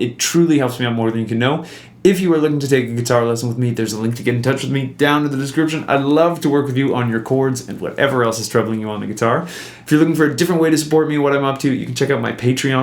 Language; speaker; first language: English; native; English